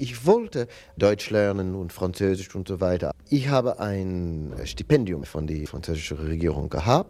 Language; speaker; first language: German; non-native, learner; English